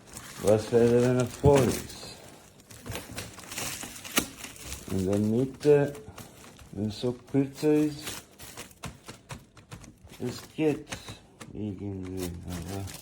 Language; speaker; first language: German; non-native, learner; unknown